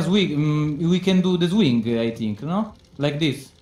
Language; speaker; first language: English; non-native, learner; Italian